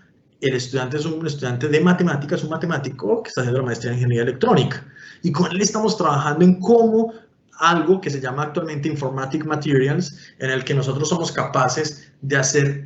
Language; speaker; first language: Spanish; native; Spanish